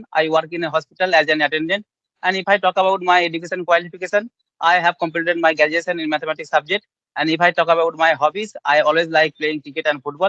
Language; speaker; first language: English; non-native, learner; Bangla